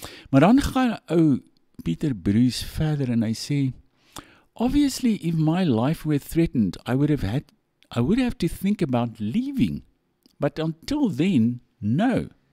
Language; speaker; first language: English; non-native, local second language; Afrikaans